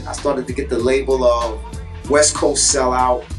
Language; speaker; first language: English; native; English